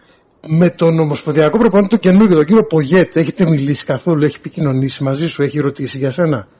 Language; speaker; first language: Greek; native; Greek